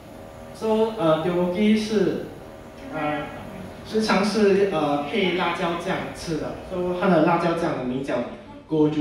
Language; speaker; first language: Chinese; non-native, local second language; English